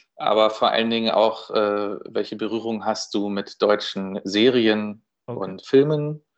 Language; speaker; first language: German; native; German